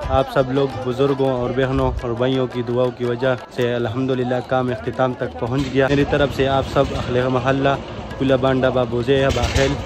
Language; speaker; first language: Urdu; non-native, local second language; Pashto